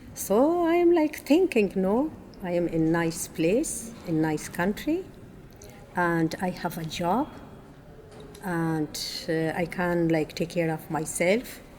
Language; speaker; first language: English; non-native, learner; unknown